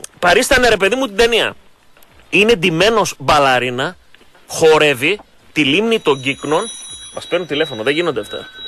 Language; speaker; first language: Greek; native; Greek